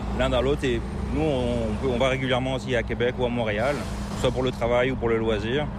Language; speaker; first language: French; native; French